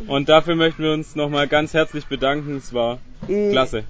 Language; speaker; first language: German; native; German